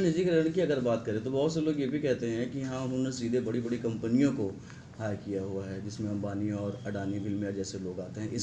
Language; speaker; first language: Hindi; native; Hindi